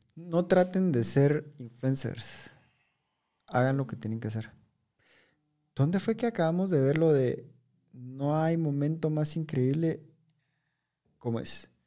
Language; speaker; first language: Spanish; native; Spanish